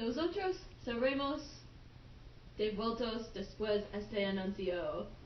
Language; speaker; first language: Spanish; non-native, learner; English